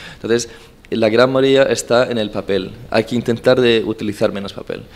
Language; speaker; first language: Spanish; non-native, fluent; Swedish